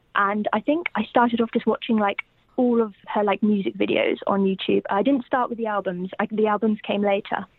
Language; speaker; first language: English; native; English